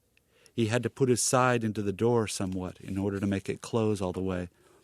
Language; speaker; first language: English; native; English